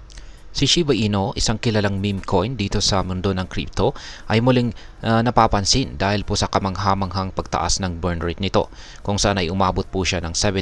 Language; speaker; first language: Filipino; native; Filipino